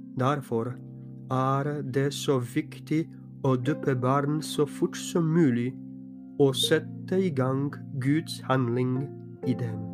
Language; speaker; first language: Norwegian; non-native, fluent; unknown